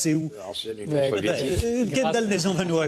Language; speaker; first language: French; native; French